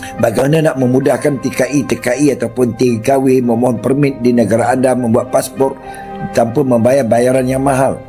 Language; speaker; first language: Malay; native; Malay